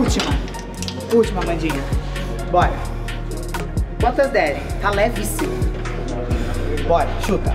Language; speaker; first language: Portuguese; native; Portuguese